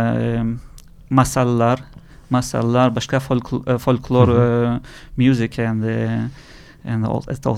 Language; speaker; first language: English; non-native, learner; Russian